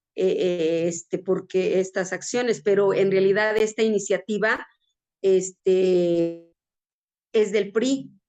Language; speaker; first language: Spanish; native; Spanish